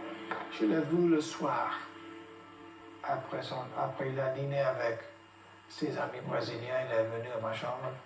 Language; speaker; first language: French; non-native, fluent; English